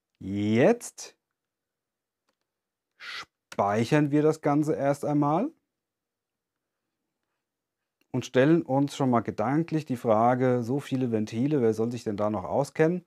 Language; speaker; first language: German; native; German